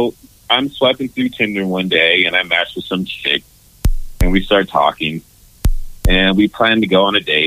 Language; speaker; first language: English; native; English